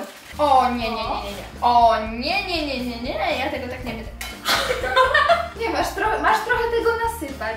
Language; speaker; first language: Polish; native; Polish